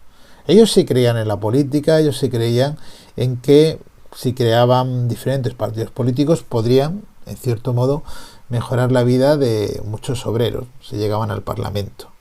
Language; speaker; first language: Spanish; native; Spanish